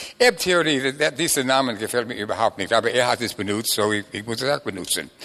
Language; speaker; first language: German; non-native, fluent; English